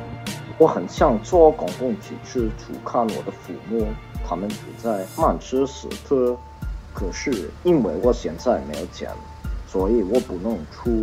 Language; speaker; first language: Chinese; non-native, learner; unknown